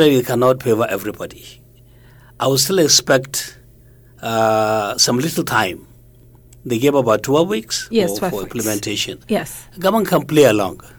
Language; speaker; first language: English; non-native, local second language; Hausa